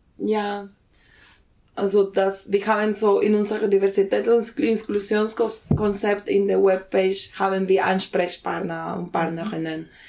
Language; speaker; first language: German; non-native, fluent; Spanish